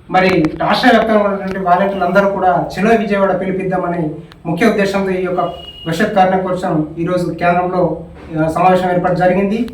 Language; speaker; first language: Telugu; native; Telugu